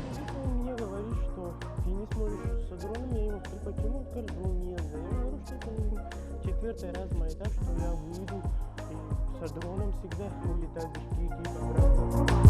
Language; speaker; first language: Russian; non-native, learner; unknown